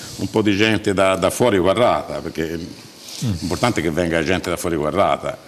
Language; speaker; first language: Italian; native; Italian